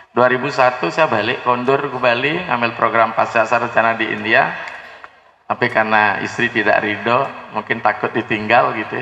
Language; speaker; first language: Indonesian; non-native, local second language; Balinese